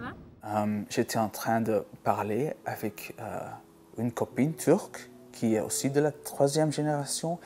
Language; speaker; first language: French; non-native, local second language; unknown